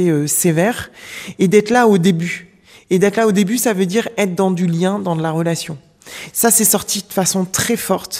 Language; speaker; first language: French; native; French